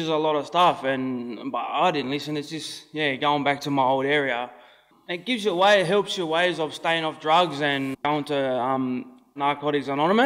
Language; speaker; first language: English; native; English